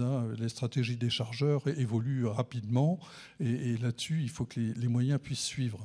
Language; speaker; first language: French; native; French